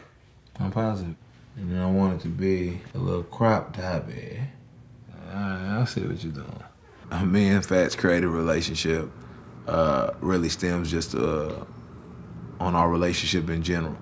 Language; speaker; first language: English; early bilingual, other home language; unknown